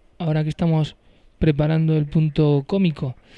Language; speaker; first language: Spanish; native; Spanish